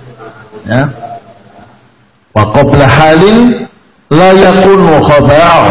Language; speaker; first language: Arabic; non-native, learner; Indonesian